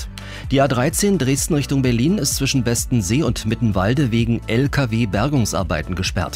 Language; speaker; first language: German; native; German